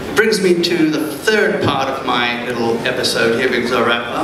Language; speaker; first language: English; early bilingual, other home language; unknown